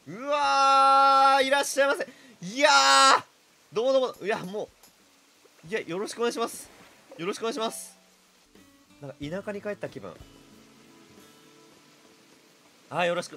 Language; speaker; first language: Japanese; native; Japanese